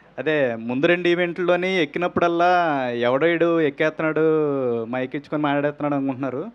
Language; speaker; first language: Telugu; native; Telugu